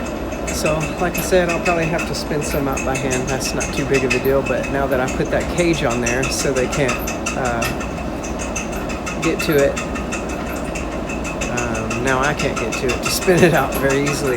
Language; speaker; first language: English; native; English